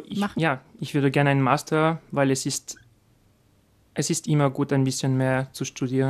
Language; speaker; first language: German; non-native, learner; French